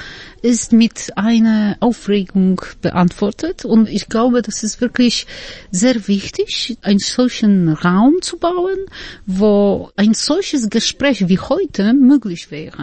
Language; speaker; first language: German; non-native, fluent; Polish